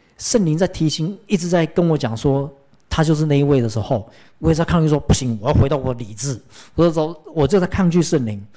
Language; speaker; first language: Chinese; early bilingual, heritage; Chinese